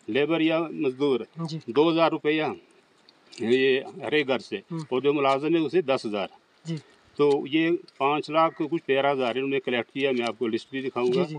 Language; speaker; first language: Hindi; native; Hindi